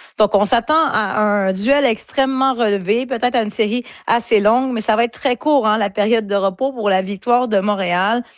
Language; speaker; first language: French; native; French